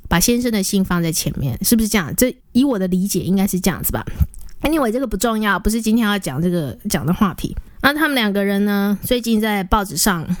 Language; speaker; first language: Chinese; native; Chinese